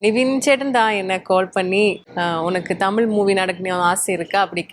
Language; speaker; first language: Tamil; non-native, learner; Malayalam